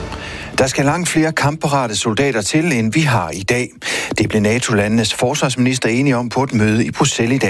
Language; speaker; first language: Danish; native; Danish